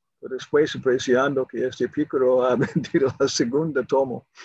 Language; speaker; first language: Spanish; non-native, learner; English